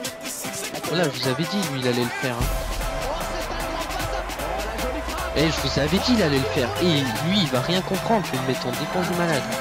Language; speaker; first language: French; native; French